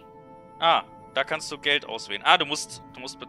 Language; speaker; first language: German; native; German